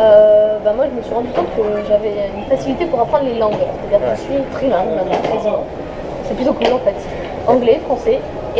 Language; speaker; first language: French; native; French